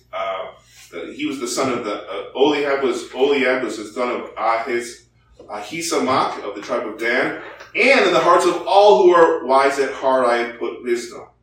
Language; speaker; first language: English; early bilingual, other home language; Korean